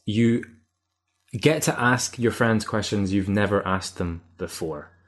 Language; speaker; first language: English; native; English